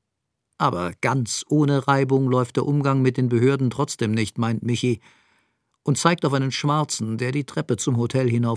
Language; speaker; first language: German; native; German